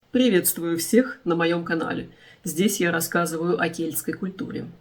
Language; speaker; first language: Russian; native; Russian